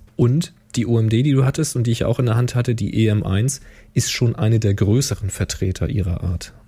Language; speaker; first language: German; native; German